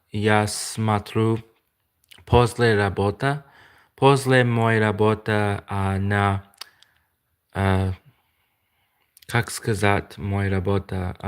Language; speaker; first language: Russian; non-native, learner; English